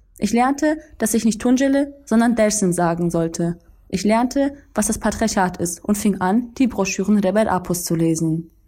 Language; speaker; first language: German; early bilingual, other home language; Kurdish